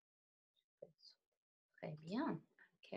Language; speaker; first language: French; non-native, fluent; English